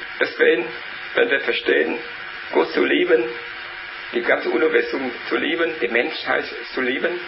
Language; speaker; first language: German; non-native, learner; Vietnamese